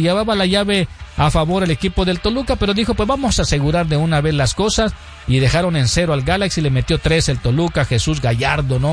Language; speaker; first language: Spanish; native; Spanish